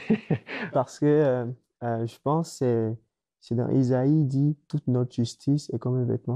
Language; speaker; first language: French; native; French